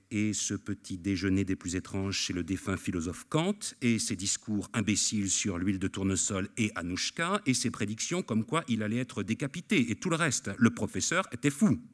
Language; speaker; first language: French; native; French